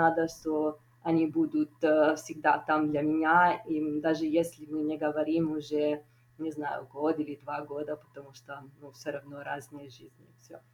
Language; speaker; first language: Russian; non-native, fluent; Italian